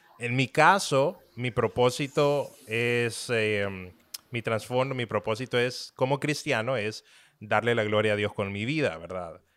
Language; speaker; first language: Spanish; native; Spanish